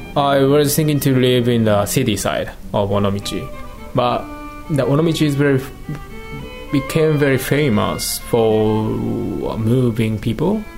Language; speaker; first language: English; non-native, learner; Japanese